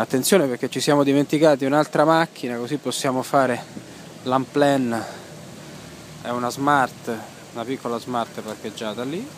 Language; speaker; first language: Italian; native; Italian